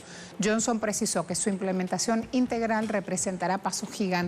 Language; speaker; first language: Spanish; native; Spanish